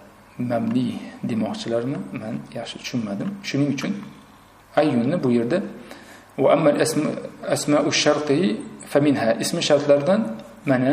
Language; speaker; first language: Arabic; non-native, fluent; Uzbek